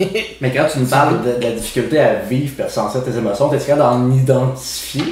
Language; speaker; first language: French; native; French